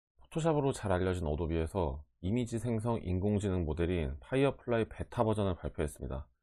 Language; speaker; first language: Korean; native; Korean